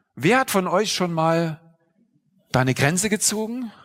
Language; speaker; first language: German; native; German